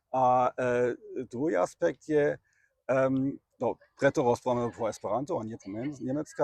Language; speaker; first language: Slovak; non-native, learner; German